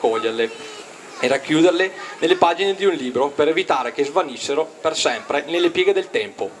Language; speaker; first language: Italian; native; Italian